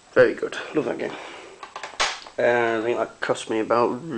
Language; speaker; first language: English; native; English